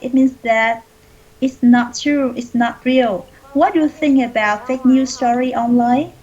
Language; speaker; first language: English; non-native, fluent; Vietnamese